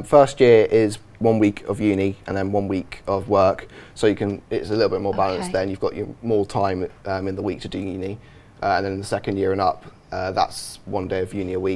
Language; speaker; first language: English; native; English